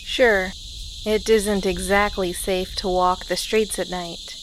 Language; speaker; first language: English; early bilingual, other home language; Filipino